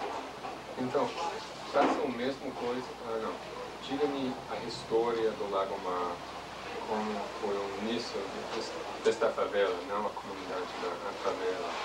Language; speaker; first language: Portuguese; non-native, fluent; English